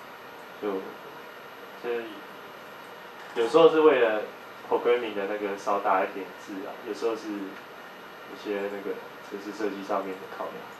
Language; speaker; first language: Chinese; native; Chinese